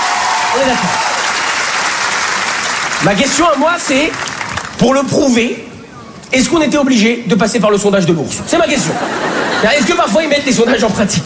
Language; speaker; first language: French; native; French